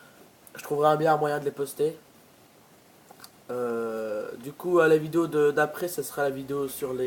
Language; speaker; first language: French; native; French